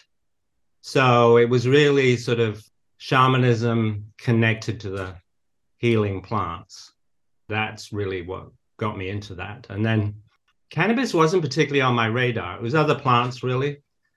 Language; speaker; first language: English; native; English